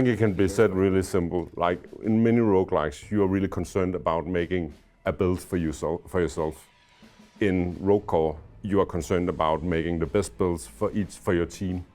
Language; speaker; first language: English; non-native, fluent; Danish